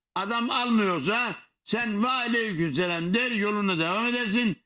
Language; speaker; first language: Turkish; native; Turkish